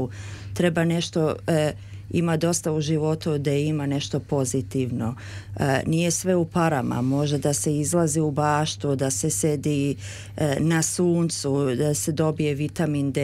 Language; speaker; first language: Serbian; early bilingual, heritage; Serbian